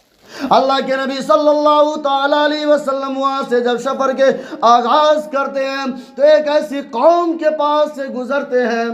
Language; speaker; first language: Urdu; native; Urdu